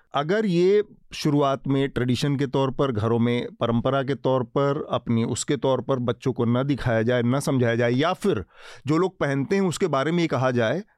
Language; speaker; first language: Hindi; native; Hindi